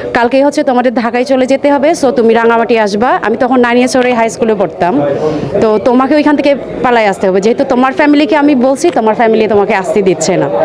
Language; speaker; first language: Bangla; non-native, local second language; Chakma